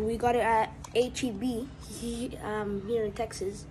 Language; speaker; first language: English; native; English